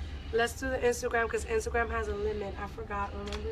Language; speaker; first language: English; early bilingual, other home language; Spanish